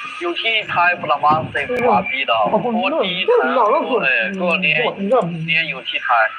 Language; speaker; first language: Thai; non-native, learner; Chinese